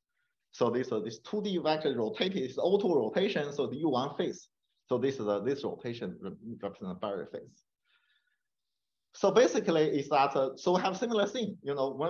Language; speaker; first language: English; non-native, fluent; Chinese